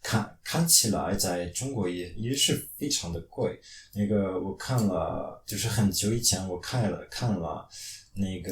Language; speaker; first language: Chinese; non-native, fluent; French